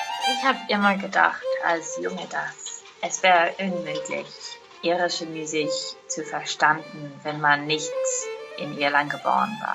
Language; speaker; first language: German; non-native, fluent; Irish